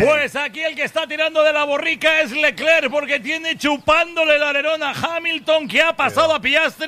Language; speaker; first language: Spanish; native; Spanish